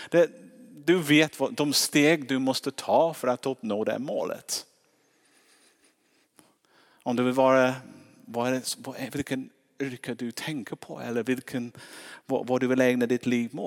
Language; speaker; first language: Swedish; non-native, fluent; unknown